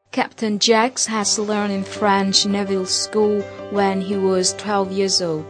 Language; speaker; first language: English; non-native, local second language; Vietnamese